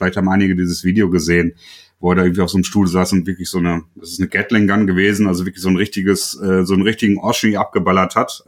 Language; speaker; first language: German; native; German